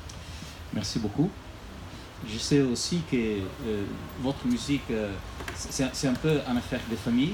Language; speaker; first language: French; non-native, fluent; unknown